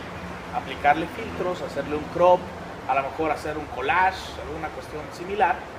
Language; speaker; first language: Spanish; native; Spanish